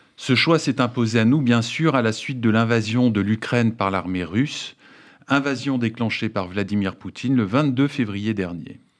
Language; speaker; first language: French; native; French